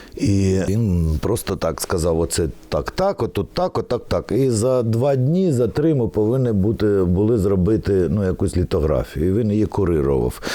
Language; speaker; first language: Ukrainian; non-native, local second language; Russian